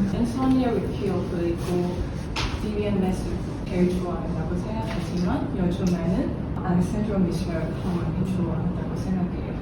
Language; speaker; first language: Korean; non-native, learner; Cantonese